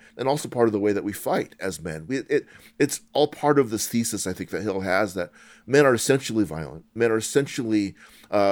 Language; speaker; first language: English; native; English